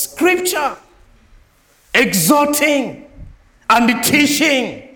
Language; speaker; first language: English; non-native, local second language; Nyanja